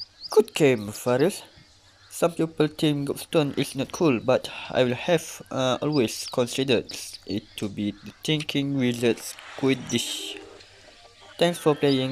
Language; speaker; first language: English; non-native, local second language; Malay